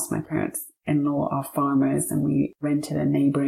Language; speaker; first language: English; native; English